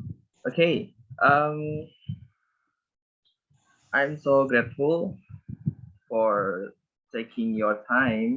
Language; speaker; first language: English; non-native, learner; Indonesian